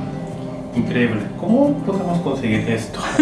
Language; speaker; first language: Spanish; non-native, learner; Korean